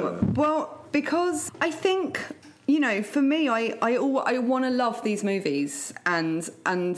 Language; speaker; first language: English; native; English